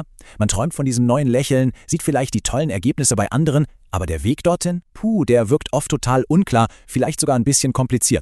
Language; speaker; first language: German; native; German